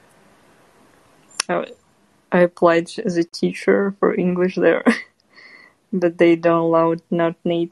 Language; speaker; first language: English; non-native, fluent; Kazakh